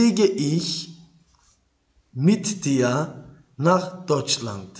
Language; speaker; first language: German; non-native, fluent; Turkish